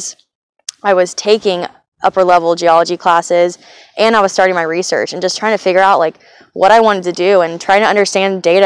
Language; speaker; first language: English; native; English